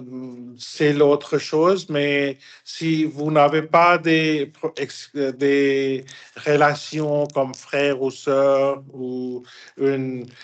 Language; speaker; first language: French; non-native, fluent; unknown